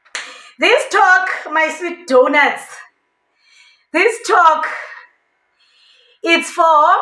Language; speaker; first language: English; non-native, local second language; Xhosa